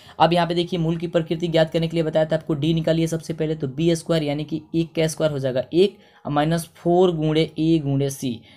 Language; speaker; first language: Hindi; native; Hindi